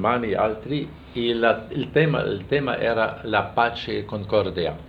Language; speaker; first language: Italian; non-native, fluent; German